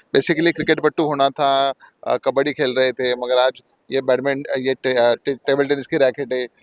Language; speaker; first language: Hindi; non-native, local second language; Marathi